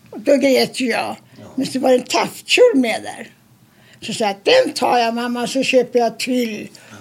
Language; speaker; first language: Swedish; early bilingual, other home language; German